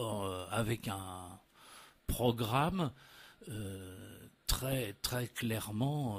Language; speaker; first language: French; native; French